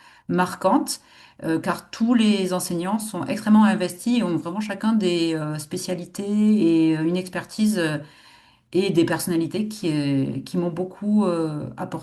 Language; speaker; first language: French; native; French